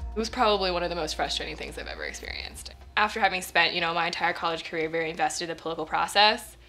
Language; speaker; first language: English; native; English